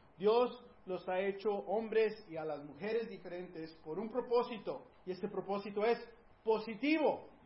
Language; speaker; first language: Spanish; early bilingual, heritage; Spanish